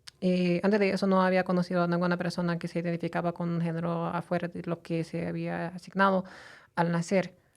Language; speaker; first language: Spanish; non-native, fluent; English